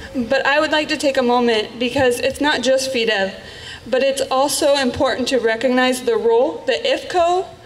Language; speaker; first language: English; native; English